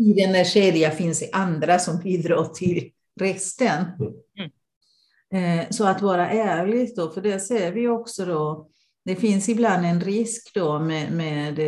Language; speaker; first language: Swedish; non-native, fluent; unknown